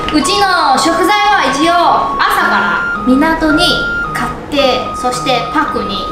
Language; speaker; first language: Japanese; non-native, learner; Chinese